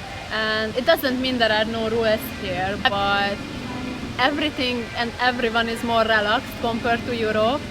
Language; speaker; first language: English; non-native, fluent; Hungarian